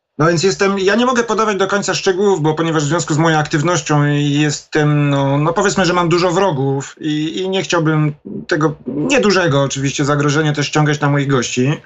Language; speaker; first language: Polish; native; Polish